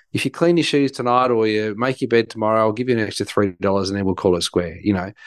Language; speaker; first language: English; native; English